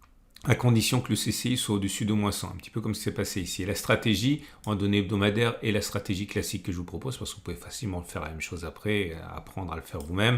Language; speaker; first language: French; native; French